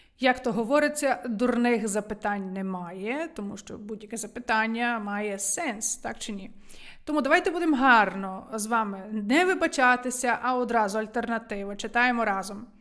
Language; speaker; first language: Ukrainian; native; Ukrainian